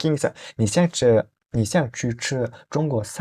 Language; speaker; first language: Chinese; non-native, fluent; Uzbek